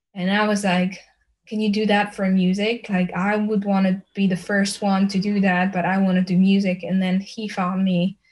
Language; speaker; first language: English; early bilingual, other home language; Slovenian